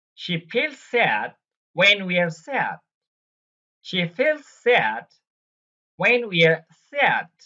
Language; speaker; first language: English; non-native, local second language; Bangla